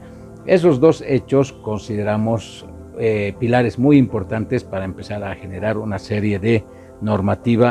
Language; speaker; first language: Spanish; native; Spanish